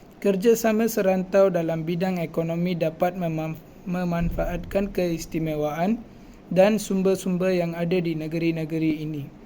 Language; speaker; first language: Malay; non-native, local second language; Tamil